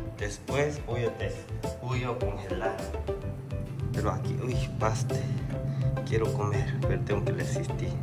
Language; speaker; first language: Spanish; non-native, learner; Korean